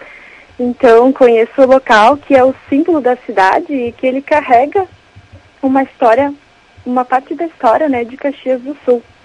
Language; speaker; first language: Portuguese; native; Portuguese